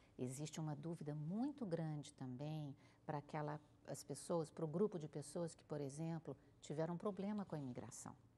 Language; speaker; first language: Portuguese; native; Portuguese